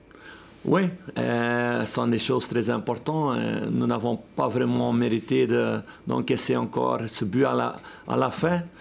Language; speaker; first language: French; non-native, fluent; Dutch